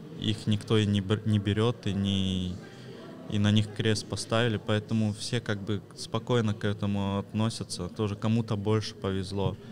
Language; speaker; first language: Russian; early bilingual, heritage; Russian